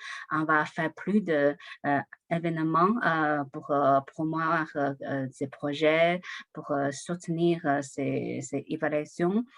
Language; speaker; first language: French; non-native, learner; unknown